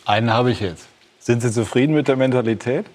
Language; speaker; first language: German; native; German